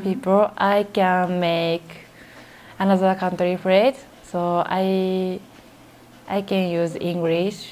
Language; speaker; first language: English; non-native, learner; Japanese